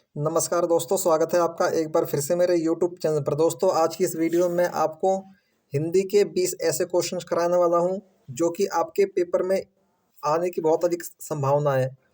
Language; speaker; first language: Hindi; native; Hindi